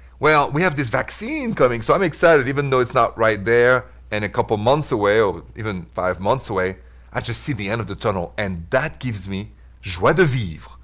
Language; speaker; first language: English; non-native, fluent; French